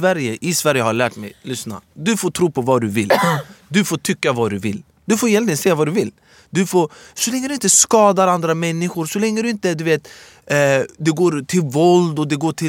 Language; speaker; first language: Swedish; early bilingual, other home language; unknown